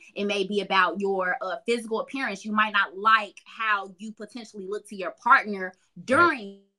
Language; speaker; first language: English; native; English